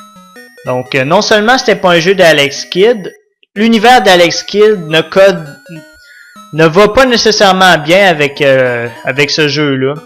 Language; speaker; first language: French; native; French